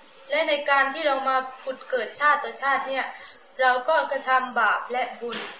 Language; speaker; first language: Thai; native; Thai